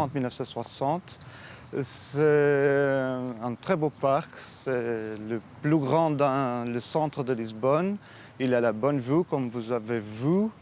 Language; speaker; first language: French; non-native, fluent; Portuguese